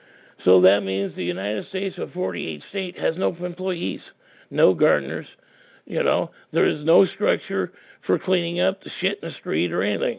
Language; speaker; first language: English; native; English